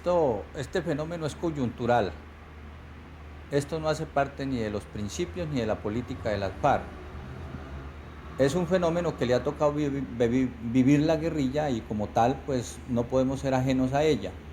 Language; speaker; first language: Spanish; native; Spanish